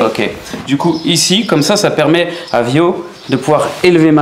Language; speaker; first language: French; native; French